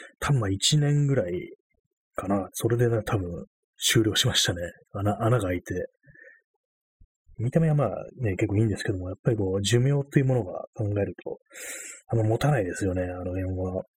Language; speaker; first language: Japanese; native; Japanese